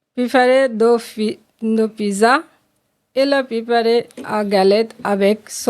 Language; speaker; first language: French; non-native, learner; Bangla